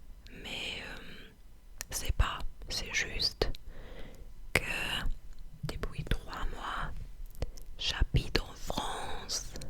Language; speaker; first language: French; non-native, fluent; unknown